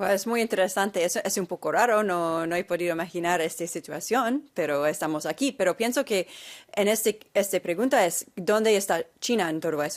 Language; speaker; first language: Spanish; non-native, fluent; English